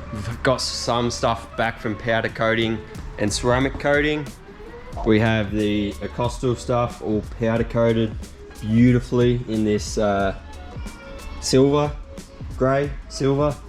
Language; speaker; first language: English; native; English